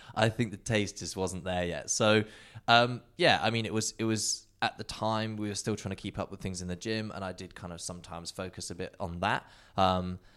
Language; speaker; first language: English; native; English